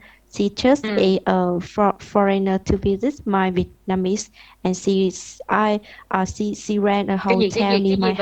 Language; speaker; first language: English; non-native, learner; Vietnamese